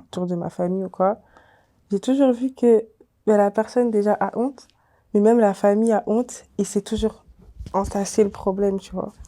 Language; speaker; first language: French; early bilingual, other home language; Kongo